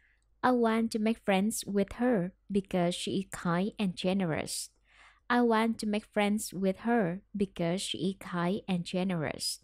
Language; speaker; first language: English; non-native, learner; Vietnamese